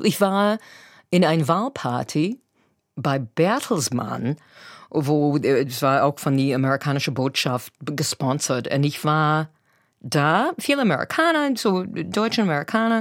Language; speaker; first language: German; non-native, fluent; English